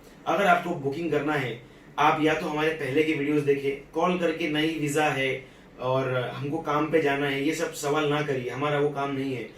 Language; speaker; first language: Hindi; native; Hindi